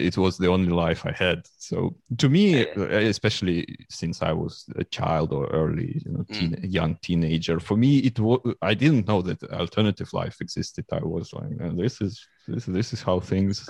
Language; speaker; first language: English; non-native, fluent; Russian